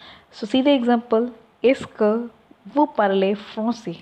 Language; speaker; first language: French; non-native, learner; Tamil